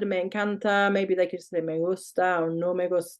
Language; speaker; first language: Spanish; non-native, fluent; English